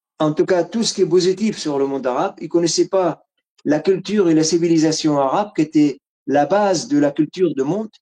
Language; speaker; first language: French; non-native, fluent; Arabic